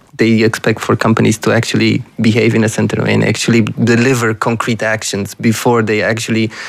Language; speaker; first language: English; non-native, fluent; Romanian